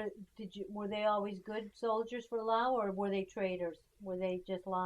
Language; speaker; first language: English; native; English